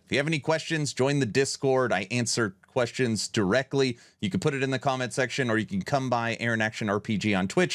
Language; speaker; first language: English; native; English